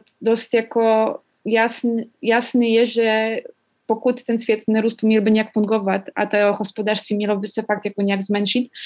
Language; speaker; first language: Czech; non-native, learner; Polish